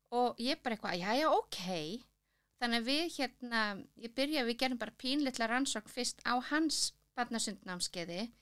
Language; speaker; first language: Icelandic; native; Icelandic